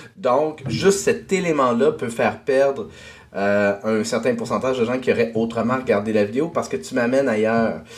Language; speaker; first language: French; native; French